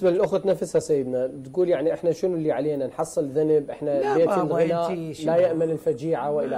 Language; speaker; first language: Arabic; native; Arabic